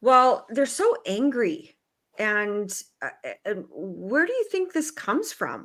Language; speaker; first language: English; native; English